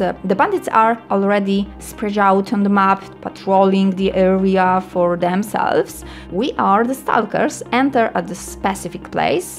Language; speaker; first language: English; non-native, fluent; Polish